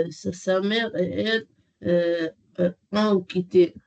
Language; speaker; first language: French; non-native, learner; Arabic